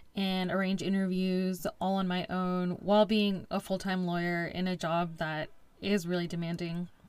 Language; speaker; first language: English; early bilingual, other home language; Spanish